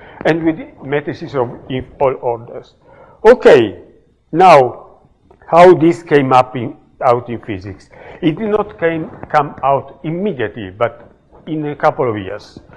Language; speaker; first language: English; non-native, fluent; Italian